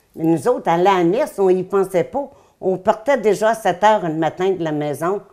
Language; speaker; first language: French; native; French